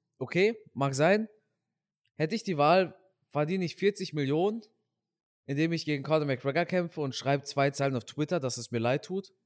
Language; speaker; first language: German; native; German